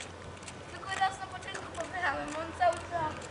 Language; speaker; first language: Polish; early bilingual, other home language; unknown